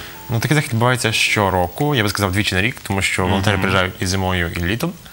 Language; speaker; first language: Ukrainian; native; Ukrainian